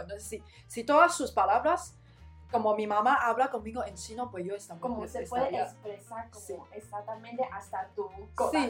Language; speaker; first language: Spanish; non-native, learner; Chinese